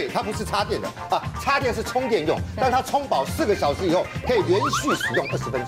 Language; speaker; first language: Chinese; native; Chinese